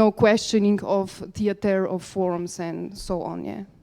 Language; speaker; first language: English; non-native, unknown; Slovenian